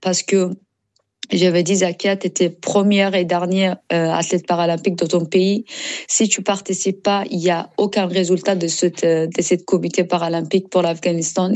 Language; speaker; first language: French; non-native, learner; Persian